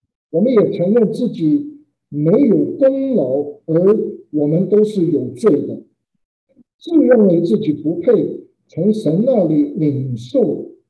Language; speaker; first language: Chinese; native; Chinese